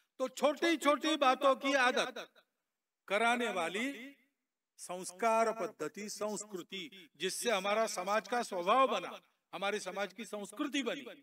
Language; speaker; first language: Hindi; non-native, local second language; Marathi